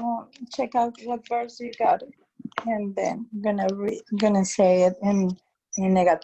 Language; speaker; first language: English; non-native, fluent; Spanish